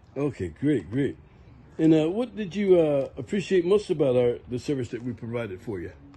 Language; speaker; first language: English; native; English